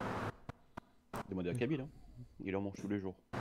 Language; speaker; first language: French; native; French